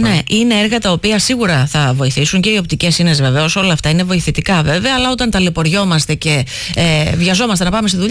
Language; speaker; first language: Greek; native; Greek